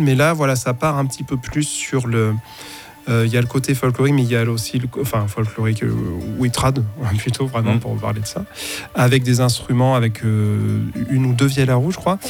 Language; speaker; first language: French; native; French